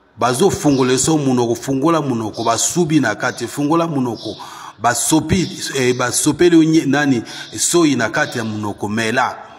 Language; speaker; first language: Lingala; non-native, local second language; Swahili